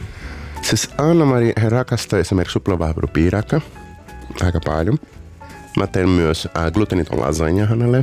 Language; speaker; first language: Finnish; non-native, learner; Portuguese